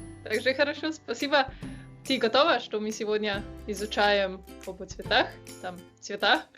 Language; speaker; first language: Russian; non-native, learner; Slovenian